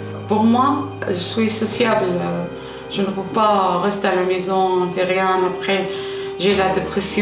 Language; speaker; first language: French; non-native, learner; Arabic